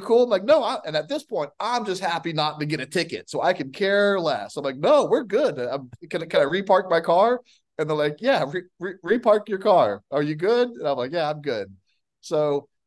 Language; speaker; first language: English; native; English